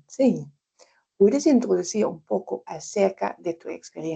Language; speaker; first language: Spanish; non-native, fluent; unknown